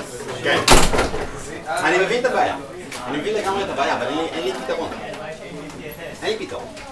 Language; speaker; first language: Hebrew; native; Hebrew